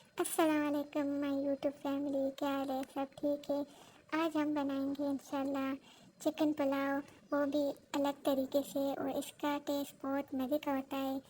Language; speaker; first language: Urdu; non-native, local second language; Pashto